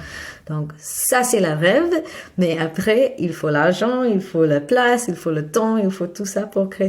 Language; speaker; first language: French; non-native, fluent; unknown